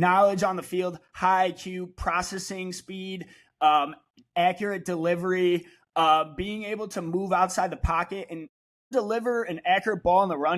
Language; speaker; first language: English; native; English